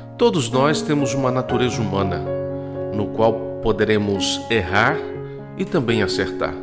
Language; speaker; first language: Portuguese; native; Portuguese